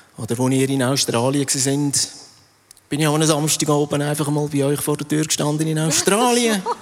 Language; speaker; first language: German; native; German